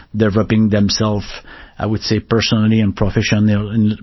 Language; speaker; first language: English; non-native, fluent; French